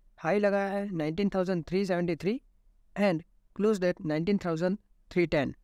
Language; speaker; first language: Hindi; native; Hindi